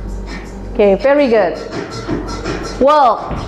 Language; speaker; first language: English; non-native, learner; Indonesian